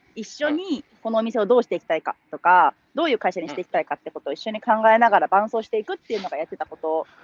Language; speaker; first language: Japanese; native; Japanese